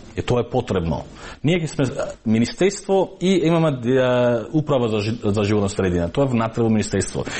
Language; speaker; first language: Macedonian; non-native, local second language; Albanian